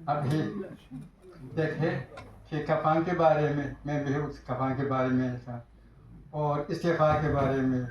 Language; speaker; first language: Hindi; non-native, fluent; Tajik